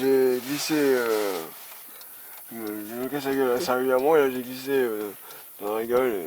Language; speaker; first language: French; native; French